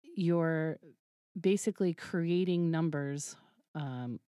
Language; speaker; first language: English; native; English